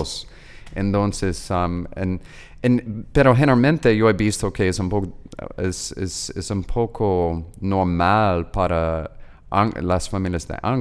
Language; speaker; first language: Spanish; non-native, learner; English